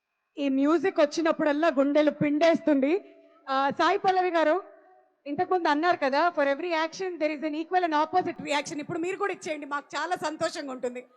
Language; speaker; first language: Telugu; native; Telugu